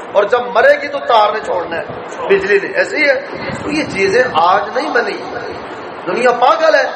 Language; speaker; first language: Urdu; non-native, local second language; Punjabi